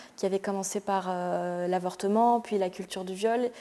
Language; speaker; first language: French; native; French